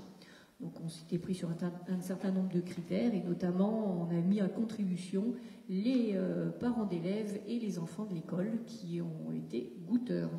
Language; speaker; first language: French; native; French